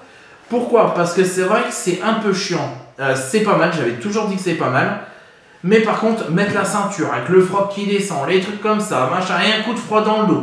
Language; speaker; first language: French; native; French